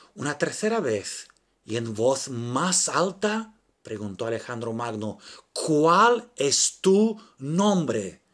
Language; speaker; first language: Spanish; non-native, fluent; Romanian